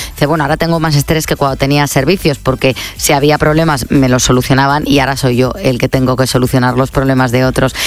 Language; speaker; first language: Spanish; native; Spanish